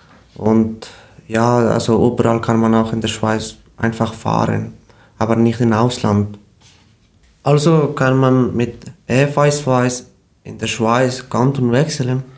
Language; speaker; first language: German; non-native, learner; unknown